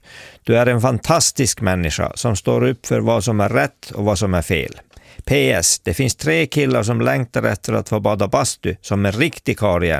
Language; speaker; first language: Swedish; native; Swedish